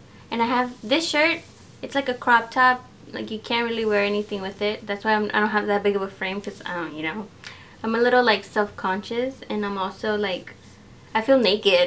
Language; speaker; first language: English; early bilingual, other home language; Spanish